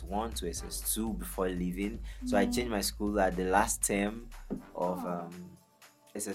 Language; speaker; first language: English; non-native, local second language; Yoruba